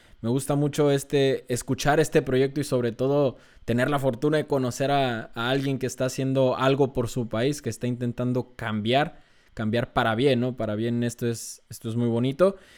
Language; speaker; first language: Spanish; native; Spanish